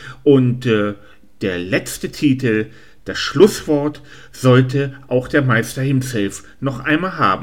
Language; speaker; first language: German; native; German